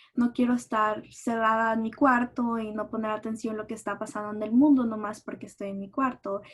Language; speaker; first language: Spanish; early bilingual, heritage; Spanish